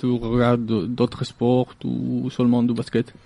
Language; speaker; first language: French; non-native, learner; Galician